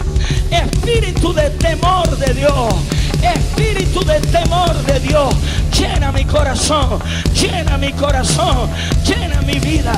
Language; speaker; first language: Spanish; native; Spanish